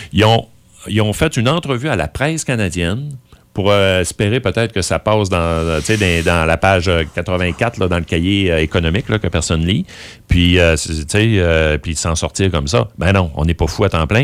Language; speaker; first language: French; native; French